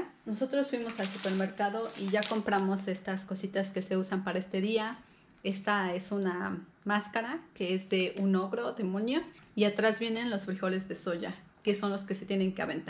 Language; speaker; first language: Spanish; native; Spanish